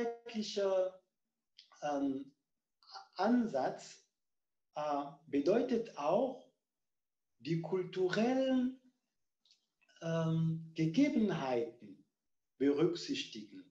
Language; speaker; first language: German; non-native, fluent; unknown